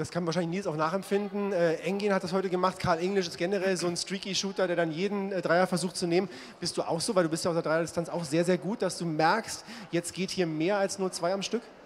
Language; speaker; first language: German; native; German